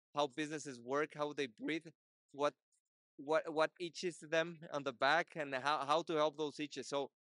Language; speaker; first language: English; non-native, fluent; Portuguese